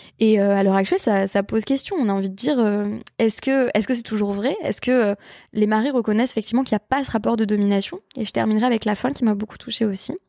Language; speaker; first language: French; native; French